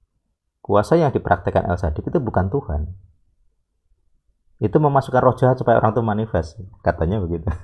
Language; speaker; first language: Indonesian; native; Indonesian